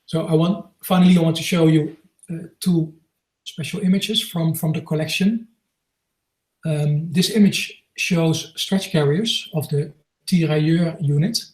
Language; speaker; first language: English; non-native, fluent; Dutch